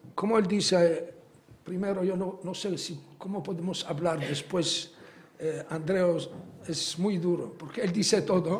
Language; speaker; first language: Spanish; non-native, fluent; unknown